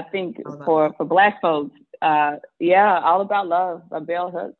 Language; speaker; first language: English; native; English